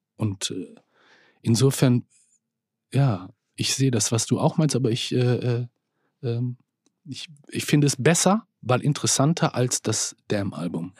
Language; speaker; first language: German; native; German